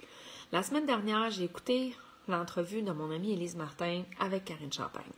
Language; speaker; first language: French; native; French